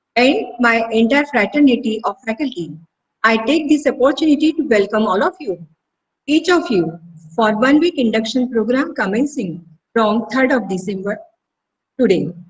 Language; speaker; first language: English; non-native, local second language; Marathi